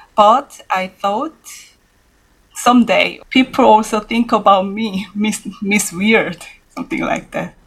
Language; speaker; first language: English; non-native, learner; Korean